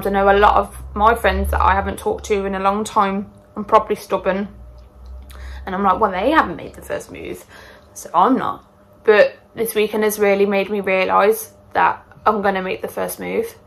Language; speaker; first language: English; native; English